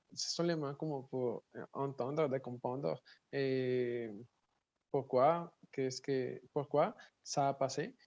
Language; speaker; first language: French; non-native, learner; Spanish